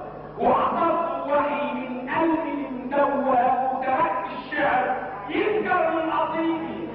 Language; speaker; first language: Arabic; native; Arabic